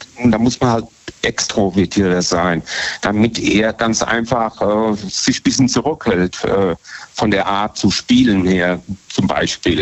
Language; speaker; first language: German; native; German